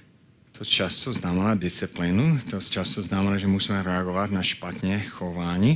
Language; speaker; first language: Czech; non-native, fluent; English